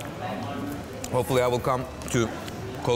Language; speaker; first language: English; non-native, fluent; Turkish